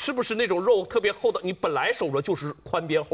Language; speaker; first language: Chinese; native; Chinese